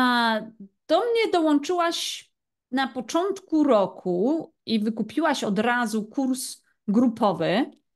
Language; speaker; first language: Polish; native; Polish